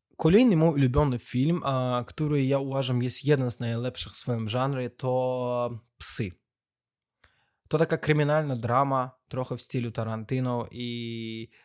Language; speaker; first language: Polish; non-native, fluent; Azerbaijani